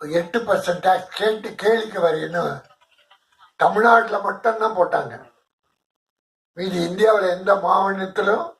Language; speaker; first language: Tamil; native; Tamil